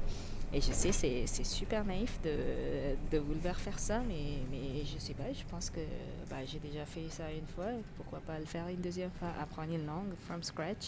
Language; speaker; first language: French; non-native, fluent; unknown